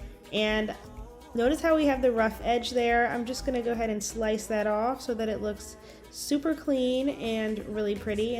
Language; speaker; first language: English; native; English